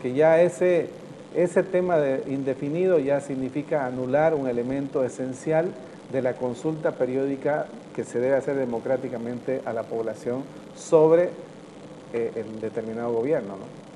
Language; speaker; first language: Spanish; native; Spanish